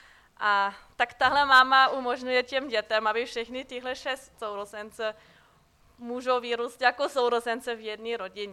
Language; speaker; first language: Czech; non-native, fluent; German